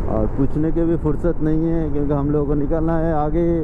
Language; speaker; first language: Hindi; non-native, fluent; Bangla